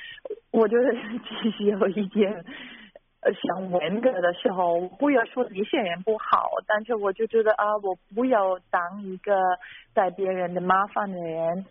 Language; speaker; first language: Chinese; non-native, fluent; German